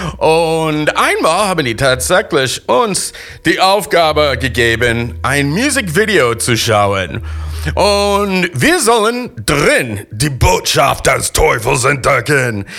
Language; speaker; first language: German; non-native, learner; English